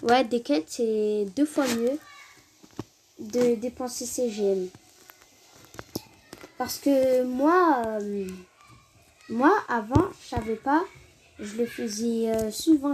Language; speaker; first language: French; native; French